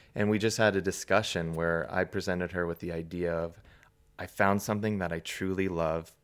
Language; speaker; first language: English; native; English